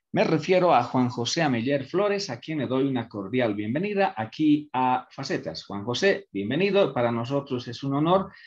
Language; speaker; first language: Spanish; native; Spanish